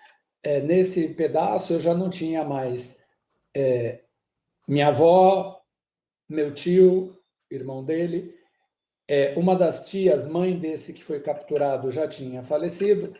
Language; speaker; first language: Portuguese; early bilingual, other home language; Guarani